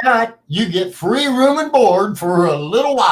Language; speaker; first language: English; native; English